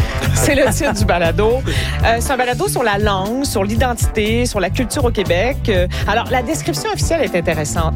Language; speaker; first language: French; native; French